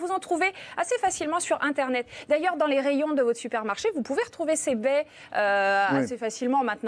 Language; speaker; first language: French; native; French